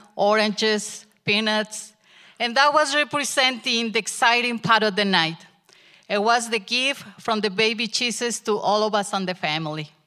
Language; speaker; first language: English; non-native, learner; Spanish